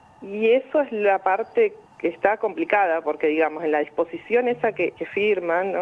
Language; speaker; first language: Spanish; native; Spanish